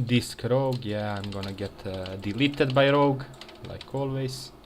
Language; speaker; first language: English; non-native, fluent; Serbian